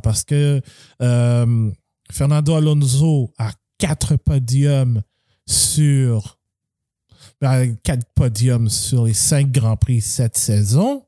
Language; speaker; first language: French; native; French